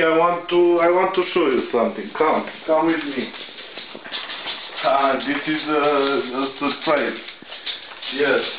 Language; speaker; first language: English; non-native, learner; Romanian